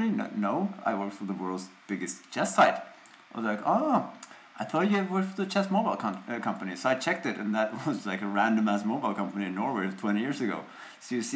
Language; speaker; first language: English; non-native, fluent; Norwegian